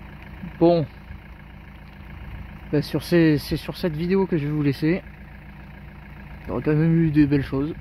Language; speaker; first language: French; native; French